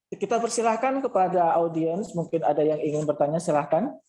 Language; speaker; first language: Indonesian; native; Indonesian